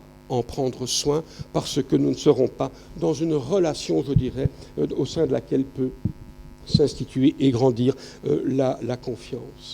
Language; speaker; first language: French; native; French